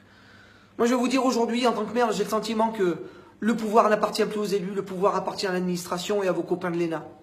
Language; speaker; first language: French; native; French